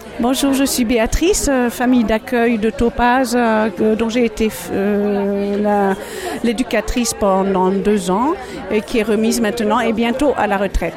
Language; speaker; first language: French; native; French